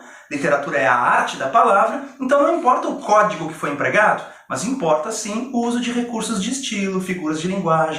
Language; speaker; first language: Portuguese; native; Portuguese